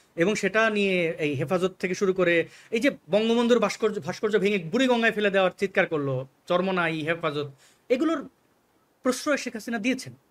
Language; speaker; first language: Bangla; native; Bangla